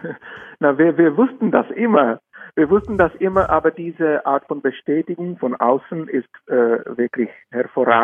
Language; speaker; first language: German; non-native, fluent; Czech